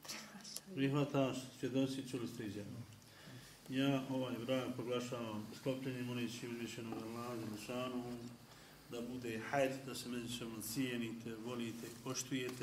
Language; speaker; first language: Bosnian; native; Bosnian